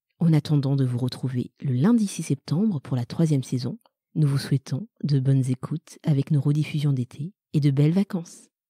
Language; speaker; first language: French; early bilingual, other home language; Malagasy